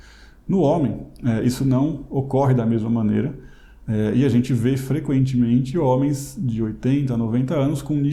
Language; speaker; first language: Portuguese; native; Portuguese